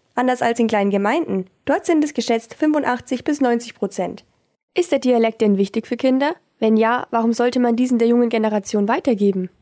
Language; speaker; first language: German; native; German